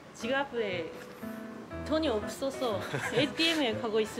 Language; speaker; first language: Korean; non-native, learner; Japanese